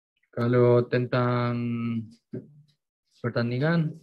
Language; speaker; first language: Indonesian; non-native, fluent; Spanish